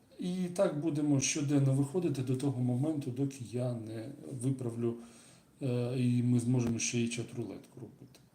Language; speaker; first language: Ukrainian; non-native, local second language; Russian